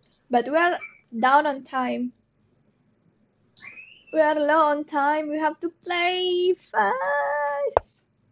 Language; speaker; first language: English; non-native, fluent; Indonesian